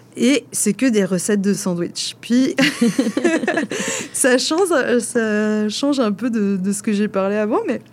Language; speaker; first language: French; native; French